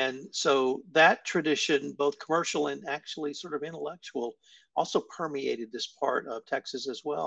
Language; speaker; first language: English; native; English